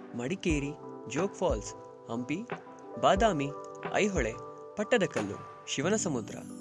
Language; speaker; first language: English; non-native, local second language; Kannada